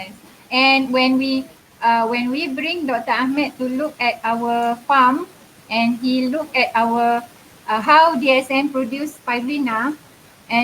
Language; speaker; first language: English; non-native, local second language; Malay